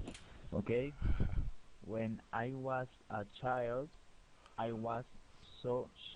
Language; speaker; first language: English; non-native, learner; Spanish